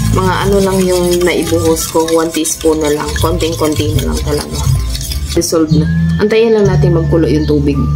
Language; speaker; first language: Filipino; non-native, local second language; Cebuano